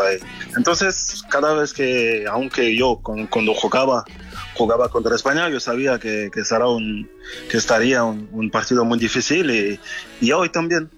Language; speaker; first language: Spanish; non-native, fluent; French